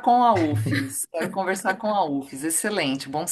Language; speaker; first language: Portuguese; native; Portuguese